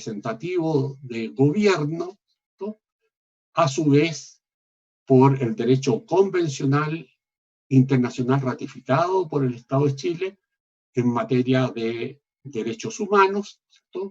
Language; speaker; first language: Spanish; native; Spanish